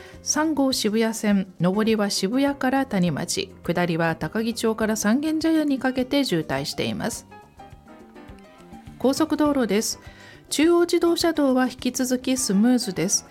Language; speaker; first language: Japanese; native; Japanese